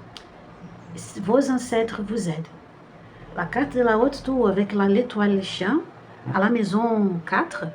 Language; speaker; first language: French; non-native, fluent; Portuguese